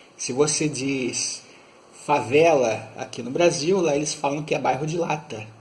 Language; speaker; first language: Portuguese; native; Portuguese